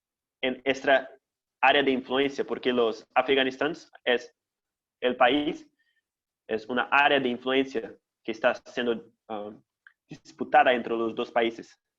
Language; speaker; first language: Spanish; non-native, fluent; Portuguese